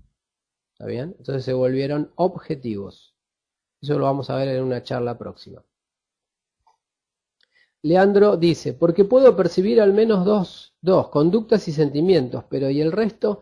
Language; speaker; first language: Spanish; native; Spanish